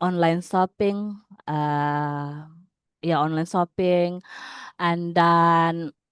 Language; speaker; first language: English; non-native, learner; Indonesian